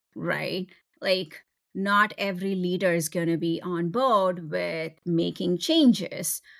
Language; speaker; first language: English; non-native, local second language; Tamil